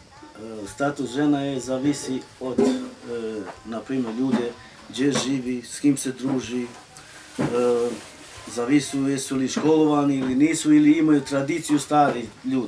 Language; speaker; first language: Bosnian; non-native, local second language; Romany